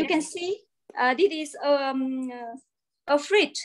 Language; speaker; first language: English; non-native, learner; Vietnamese